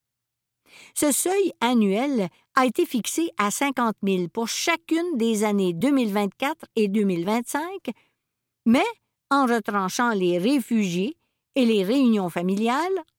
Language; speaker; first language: French; native; French